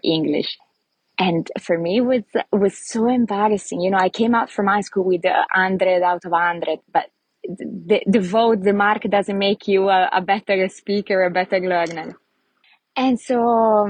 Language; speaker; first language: English; non-native, fluent; Italian